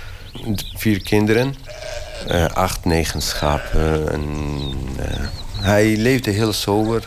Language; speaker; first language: Dutch; non-native, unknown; Kurdish